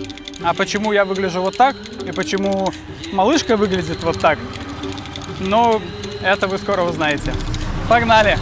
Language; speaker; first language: Russian; native; Russian